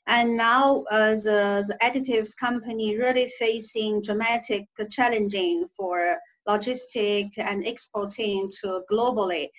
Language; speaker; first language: English; non-native, learner; Chinese